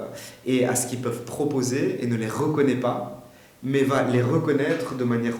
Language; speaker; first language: French; native; French